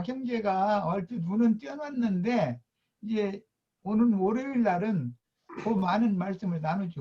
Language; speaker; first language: Korean; native; Korean